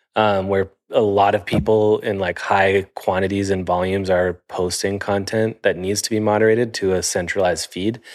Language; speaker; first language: English; native; English